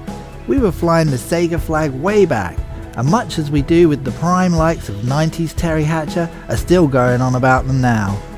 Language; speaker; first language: English; native; English